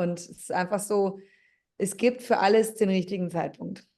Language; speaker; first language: German; native; German